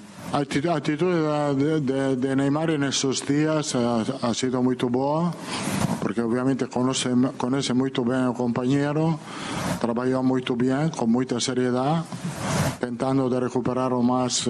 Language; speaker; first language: Portuguese; non-native, fluent; Italian